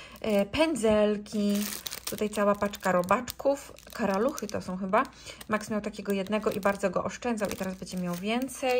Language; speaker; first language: Polish; native; Polish